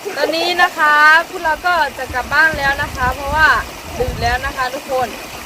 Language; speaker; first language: Thai; non-native, local second language; Akha